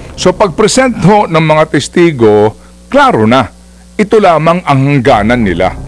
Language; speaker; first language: Filipino; non-native, local second language; Waray